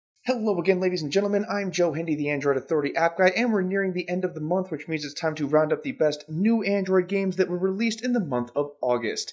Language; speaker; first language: English; native; English